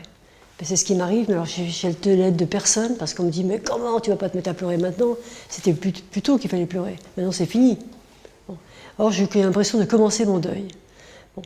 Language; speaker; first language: French; native; French